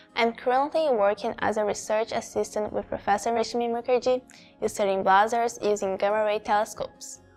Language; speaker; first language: English; non-native, fluent; Portuguese